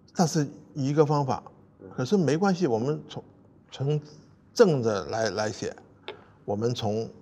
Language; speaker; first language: Chinese; non-native, fluent; Cantonese